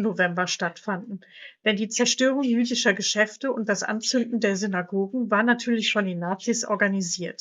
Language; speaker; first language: German; native; German